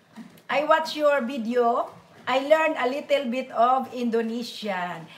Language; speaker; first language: English; non-native, local second language; Filipino